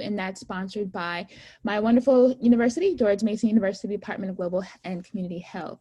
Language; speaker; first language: English; native; English